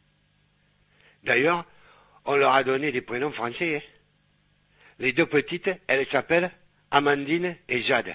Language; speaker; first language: French; native; French